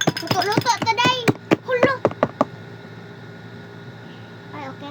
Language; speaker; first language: Filipino; non-native, local second language; Cebuano